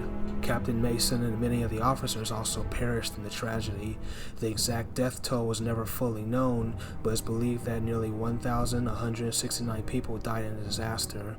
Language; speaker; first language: English; native; English